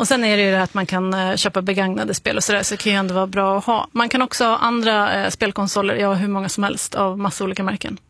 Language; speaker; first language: Swedish; native; Swedish